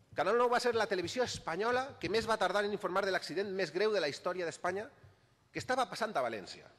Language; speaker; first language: Catalan; native; Catalan